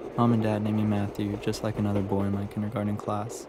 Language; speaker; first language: English; native; English